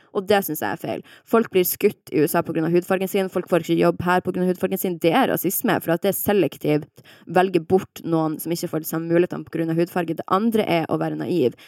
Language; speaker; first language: Norwegian; native; Norwegian